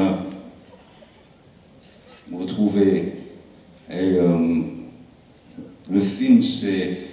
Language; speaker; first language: French; non-native, learner; English